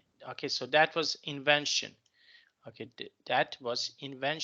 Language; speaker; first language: English; non-native, fluent; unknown